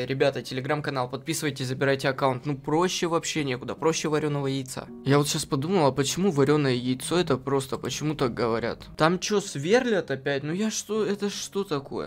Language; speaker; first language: Russian; native; Russian